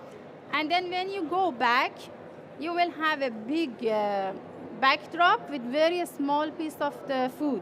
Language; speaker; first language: English; non-native, fluent; Persian